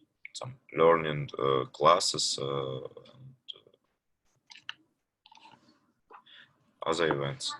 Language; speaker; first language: English; non-native, learner; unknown